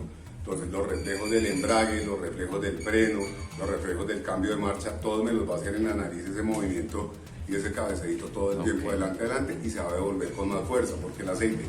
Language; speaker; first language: Spanish; native; Spanish